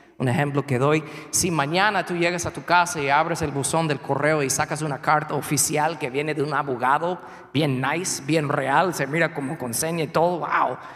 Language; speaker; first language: Spanish; non-native, fluent; English